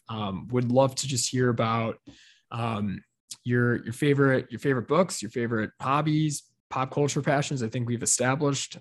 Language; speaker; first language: English; native; English